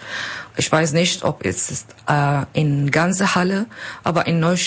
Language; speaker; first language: German; non-native, learner; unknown